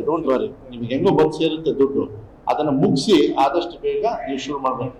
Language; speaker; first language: Kannada; native; Kannada